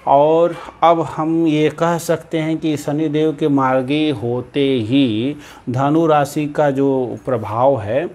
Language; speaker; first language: Hindi; native; Hindi